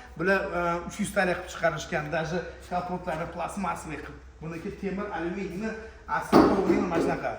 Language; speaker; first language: Uzbek; native; Uzbek